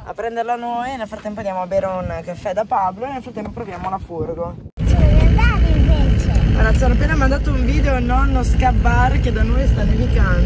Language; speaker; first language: Italian; native; Italian